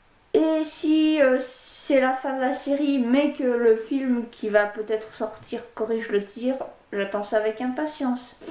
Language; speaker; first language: French; native; French